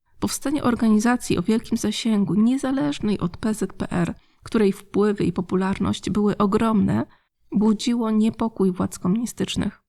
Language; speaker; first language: Polish; native; Polish